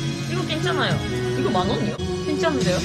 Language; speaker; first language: Korean; non-native, fluent; Japanese